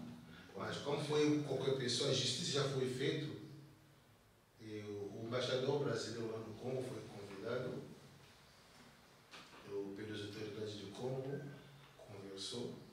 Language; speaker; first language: Portuguese; non-native, fluent; Lingala